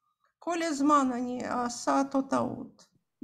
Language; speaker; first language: Hebrew; non-native, fluent; Russian